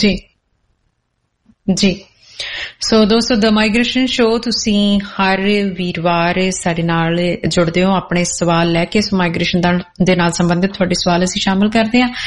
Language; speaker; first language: Punjabi; native; Punjabi